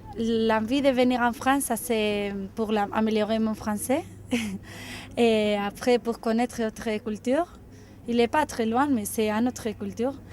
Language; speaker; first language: French; non-native, learner; Spanish